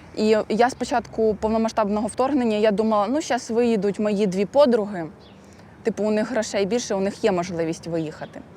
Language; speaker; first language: Ukrainian; native; Ukrainian